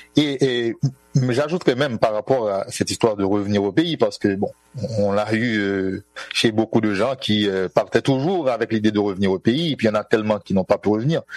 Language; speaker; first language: French; non-native, local second language; Haitian Creole